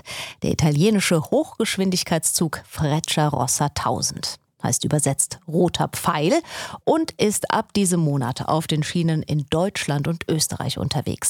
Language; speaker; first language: German; native; German